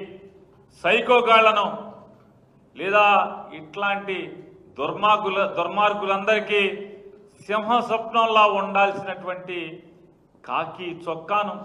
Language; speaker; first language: Telugu; native; Telugu